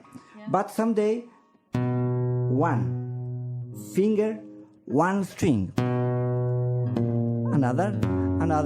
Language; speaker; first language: English; non-native, learner; Spanish